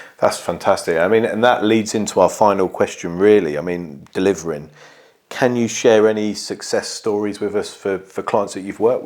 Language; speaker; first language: English; native; English